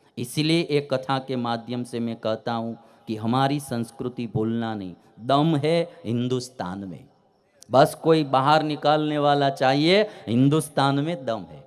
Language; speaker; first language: Hindi; non-native, local second language; Gujarati